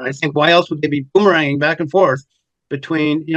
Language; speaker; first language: English; native; English